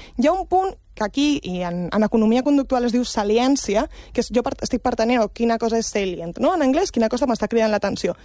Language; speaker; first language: Catalan; native; Catalan